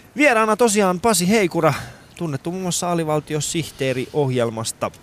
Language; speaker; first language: Finnish; non-native, fluent; Persian